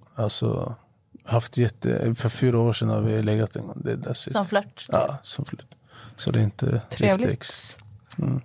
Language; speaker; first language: Swedish; non-native, fluent; Arabic